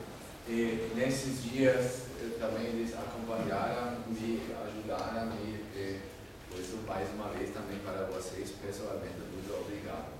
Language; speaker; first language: Portuguese; non-native, fluent; German